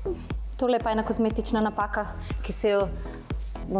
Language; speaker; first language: Slovenian; native; Slovenian